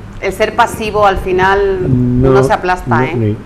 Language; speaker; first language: Spanish; native; Spanish